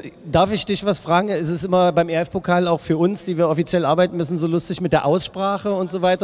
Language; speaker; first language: German; native; German